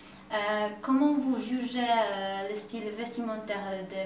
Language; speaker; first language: French; non-native, learner; Polish